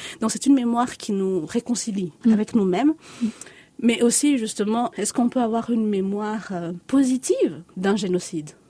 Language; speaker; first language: French; non-native, local second language; Lingala